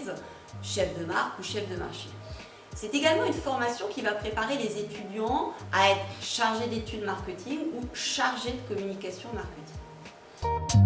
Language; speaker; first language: French; native; French